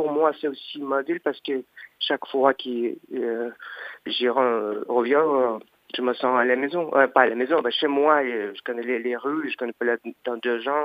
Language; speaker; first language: French; non-native, learner; Russian